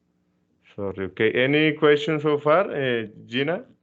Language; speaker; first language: English; non-native, fluent; Spanish